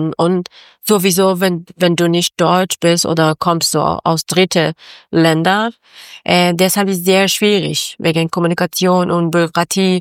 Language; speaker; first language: German; non-native, learner; Persian